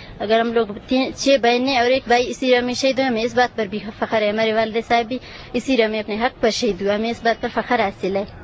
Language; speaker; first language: Urdu; non-native, local second language; Baluchi